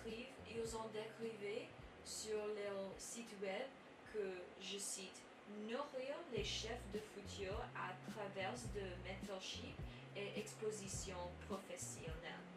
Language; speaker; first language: French; non-native, learner; English